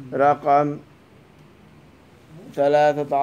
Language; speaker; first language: Arabic; non-native, fluent; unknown